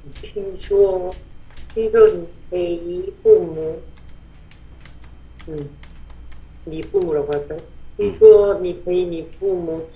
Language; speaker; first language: Chinese; non-native, learner; Korean